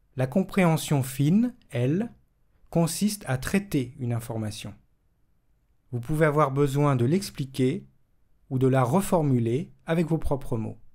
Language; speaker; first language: French; native; French